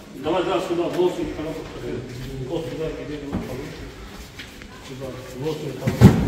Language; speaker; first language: Russian; non-native, learner; Tajik